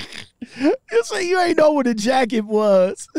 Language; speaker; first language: English; native; English